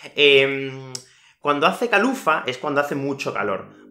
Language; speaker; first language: Spanish; native; Spanish